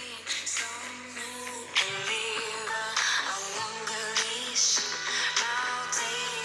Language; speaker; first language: English; native; English